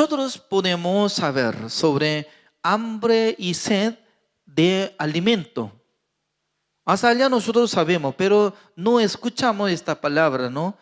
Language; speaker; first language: Spanish; non-native, fluent; Korean